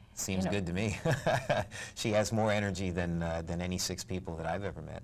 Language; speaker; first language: English; native; English